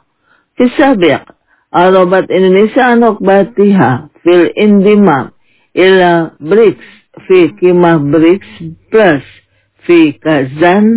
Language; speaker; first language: Arabic; non-native, fluent; Indonesian